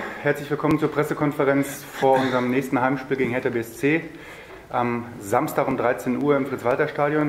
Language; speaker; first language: German; native; German